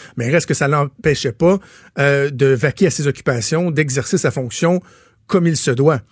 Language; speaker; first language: French; native; French